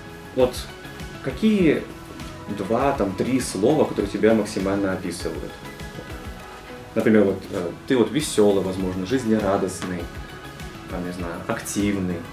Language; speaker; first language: Russian; native; Russian